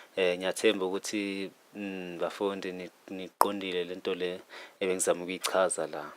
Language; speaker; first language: Zulu; native; Zulu